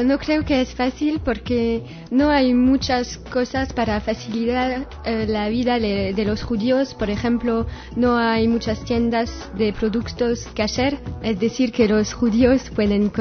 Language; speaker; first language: Spanish; non-native, learner; French